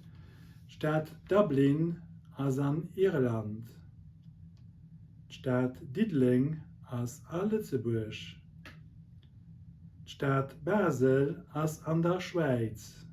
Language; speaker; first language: German; non-native, local second language; Luxembourgish